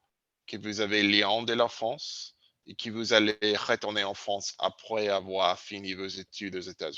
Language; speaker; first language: French; non-native, learner; English